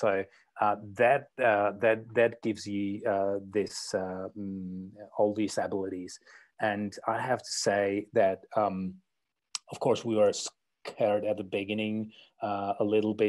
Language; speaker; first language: English; non-native, fluent; Czech